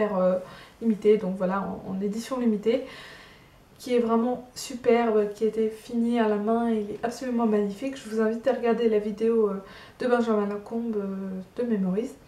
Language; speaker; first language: French; native; French